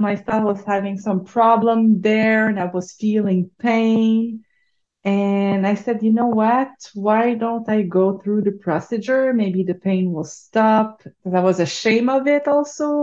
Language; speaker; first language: English; non-native, fluent; French